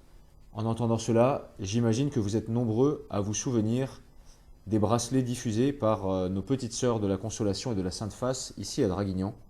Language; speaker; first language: French; native; French